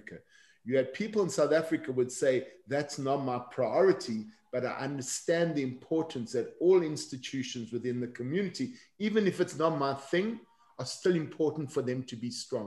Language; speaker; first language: English; native; English